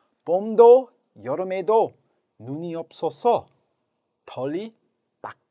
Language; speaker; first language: Korean; non-native, learner; English